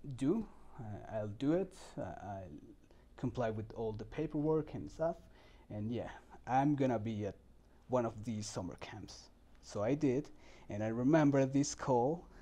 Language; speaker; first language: English; non-native, fluent; Spanish